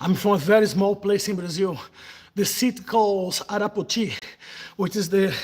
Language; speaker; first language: English; non-native, fluent; Portuguese